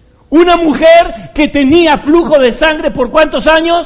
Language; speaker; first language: Spanish; native; Spanish